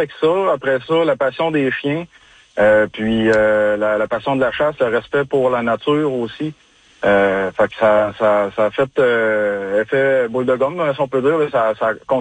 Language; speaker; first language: French; native; French